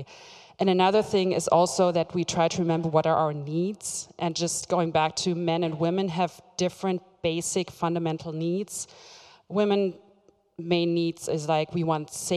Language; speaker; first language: English; non-native, fluent; German